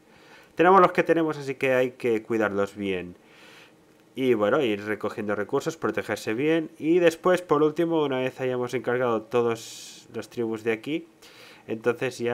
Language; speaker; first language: Spanish; native; Spanish